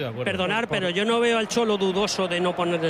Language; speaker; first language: Spanish; native; Spanish